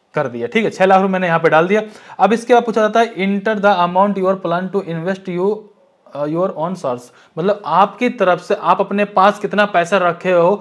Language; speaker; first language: Hindi; native; Hindi